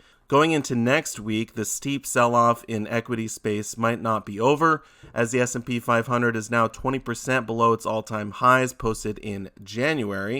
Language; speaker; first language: English; native; English